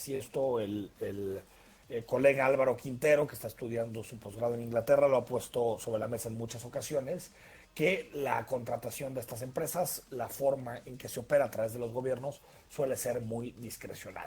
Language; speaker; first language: Spanish; native; Spanish